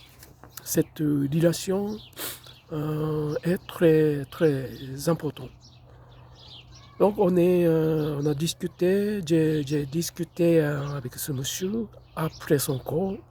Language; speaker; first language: French; non-native, fluent; Japanese